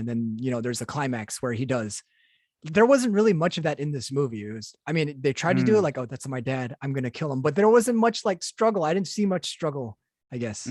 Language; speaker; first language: English; native; English